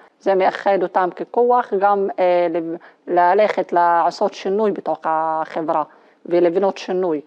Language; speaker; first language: Hebrew; non-native, local second language; Arabic